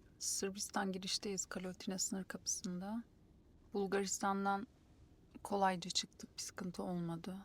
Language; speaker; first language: Turkish; native; Turkish